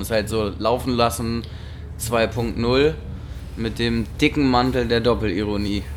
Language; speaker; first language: German; native; German